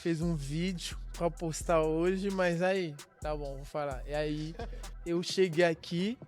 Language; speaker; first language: Portuguese; non-native, learner; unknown